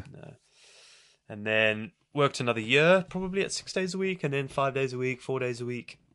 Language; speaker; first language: English; native; English